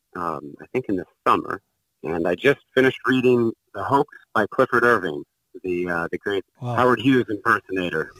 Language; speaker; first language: English; native; English